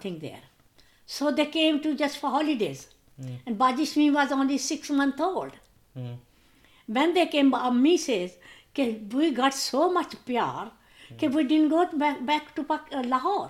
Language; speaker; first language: English; non-native, local second language; Punjabi